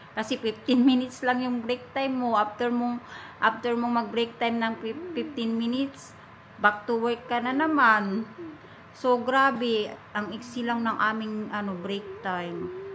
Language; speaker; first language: Filipino; native; Filipino